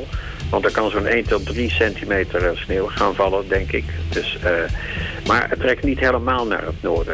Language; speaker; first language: Dutch; native; Dutch